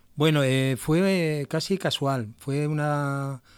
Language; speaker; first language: Spanish; native; Spanish